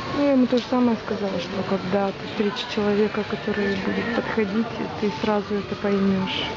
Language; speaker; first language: Russian; native; Russian